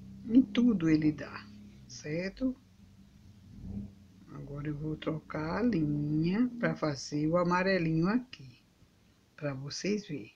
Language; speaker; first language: Portuguese; native; Portuguese